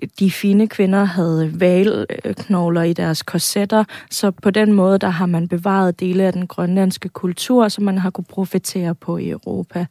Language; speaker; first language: Danish; native; Danish